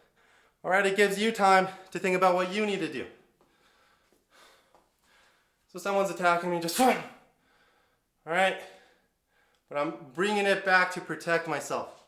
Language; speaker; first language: English; native; English